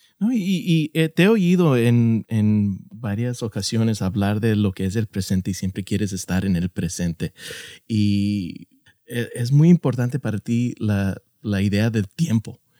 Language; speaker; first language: Spanish; early bilingual, heritage; Spanish